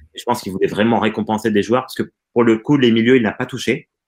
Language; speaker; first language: French; non-native, local second language; Arabic